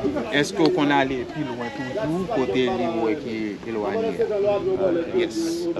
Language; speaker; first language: French; non-native, local second language; Haitian Creole